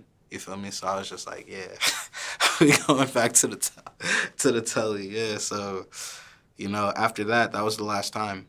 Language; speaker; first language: English; early bilingual, other home language; Haitian Creole